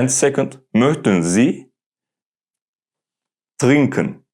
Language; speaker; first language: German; non-native, learner; Turkish